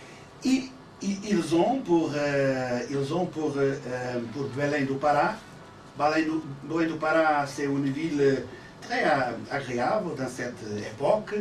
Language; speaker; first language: French; non-native, learner; Portuguese